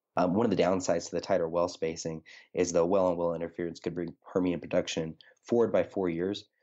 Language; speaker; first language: English; native; English